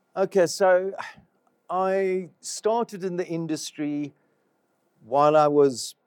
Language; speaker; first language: English; native; English